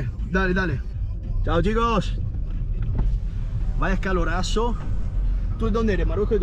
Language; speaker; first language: Spanish; non-native, fluent; Italian